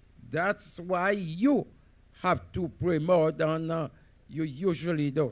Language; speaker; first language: English; non-native, fluent; Haitian Creole